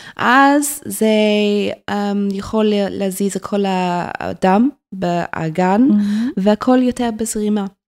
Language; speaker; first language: Hebrew; non-native, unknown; English